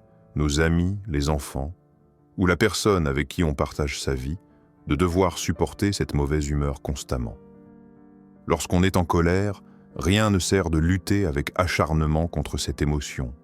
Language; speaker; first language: French; native; French